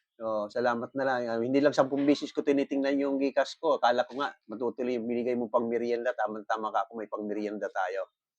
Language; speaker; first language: Filipino; non-native, local second language; Bikol